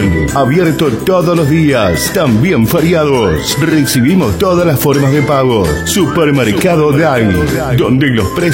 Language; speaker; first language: Spanish; native; Spanish